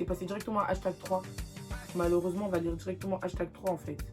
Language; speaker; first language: French; native; French